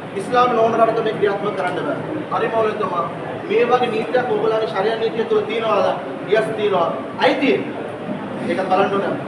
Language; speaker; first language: Sinhala; non-native, local second language; Tamil